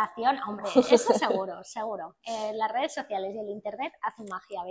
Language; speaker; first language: Spanish; native; Spanish